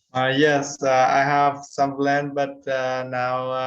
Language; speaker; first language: English; non-native, learner; Vietnamese